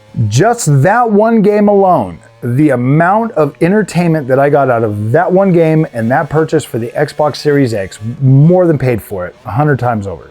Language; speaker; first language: English; native; English